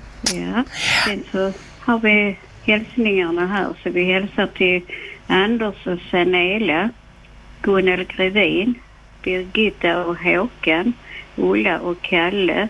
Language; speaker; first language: Swedish; native; Swedish